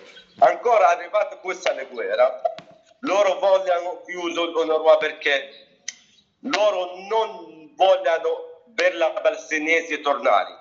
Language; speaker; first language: Italian; non-native, learner; Arabic